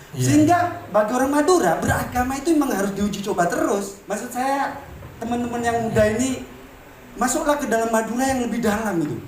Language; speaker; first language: Indonesian; non-native, local second language; Madurese